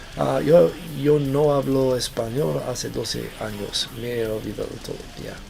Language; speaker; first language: Spanish; non-native, learner; English